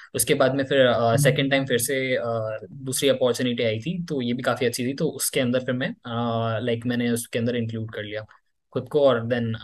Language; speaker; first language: Hindi; native; Hindi